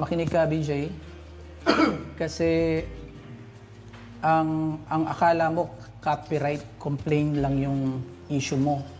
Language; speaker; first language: Filipino; native; Filipino